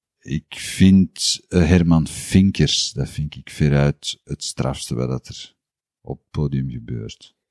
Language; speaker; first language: Dutch; native; Dutch